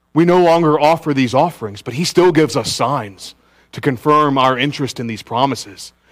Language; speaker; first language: English; native; English